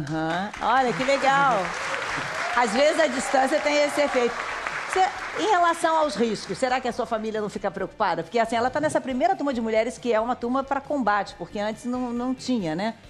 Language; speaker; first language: Portuguese; native; Portuguese